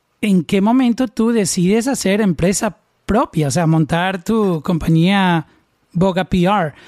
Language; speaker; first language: Spanish; native; Spanish